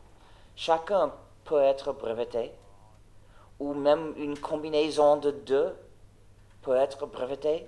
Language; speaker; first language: French; non-native, fluent; English